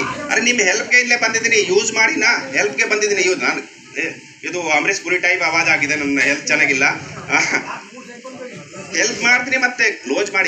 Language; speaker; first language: Kannada; non-native, learner; Hindi